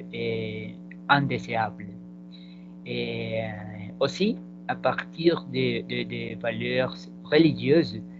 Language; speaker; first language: French; non-native, learner; Spanish